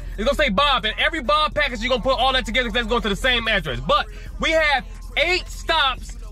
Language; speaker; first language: English; native; English